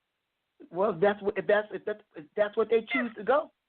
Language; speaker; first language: English; native; English